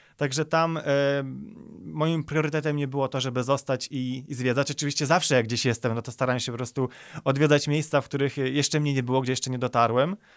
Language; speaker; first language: Polish; native; Polish